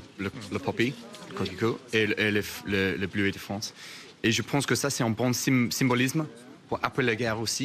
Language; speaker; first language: French; non-native, fluent; English